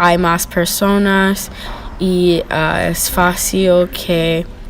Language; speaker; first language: Spanish; non-native, learner; English